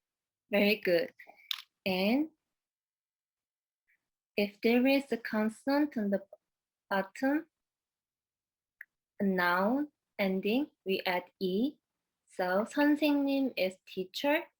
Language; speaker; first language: English; non-native, fluent; Korean